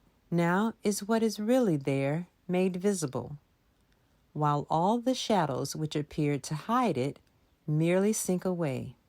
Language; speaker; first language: English; native; English